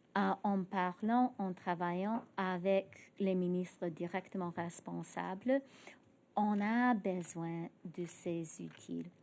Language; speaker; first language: French; non-native, fluent; English